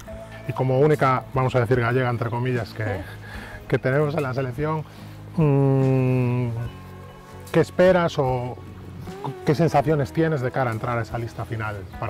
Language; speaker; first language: Spanish; native; Spanish